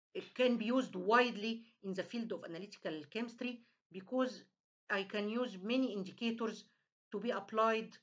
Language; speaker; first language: English; non-native, fluent; Arabic